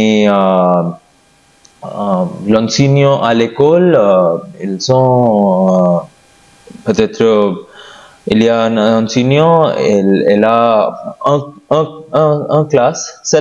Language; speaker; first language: French; non-native, learner; Hindi